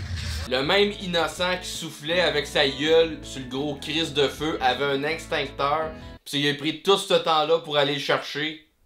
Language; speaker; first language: French; native; French